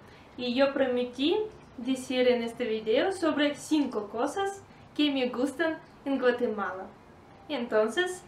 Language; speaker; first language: Spanish; non-native, learner; Russian